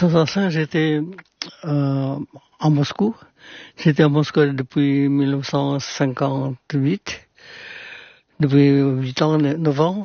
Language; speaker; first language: French; non-native, fluent; Indonesian